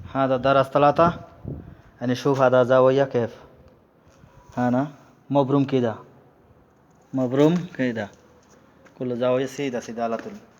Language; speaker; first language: Arabic; non-native, learner; Bangla